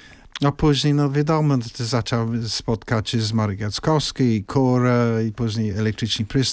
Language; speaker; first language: Polish; non-native, fluent; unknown